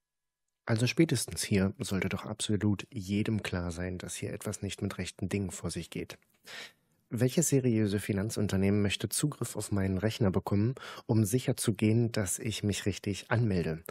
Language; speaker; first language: German; native; German